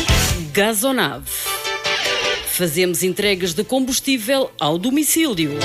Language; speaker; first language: Portuguese; native; Portuguese